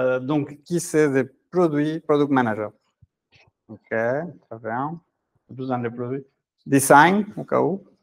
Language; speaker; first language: French; non-native, fluent; Spanish